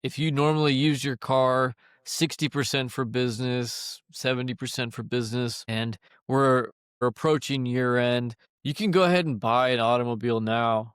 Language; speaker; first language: English; native; English